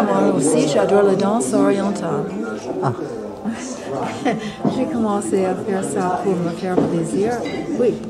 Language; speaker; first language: French; non-native, fluent; English